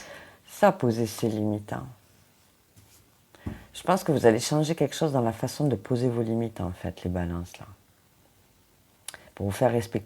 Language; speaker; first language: French; native; French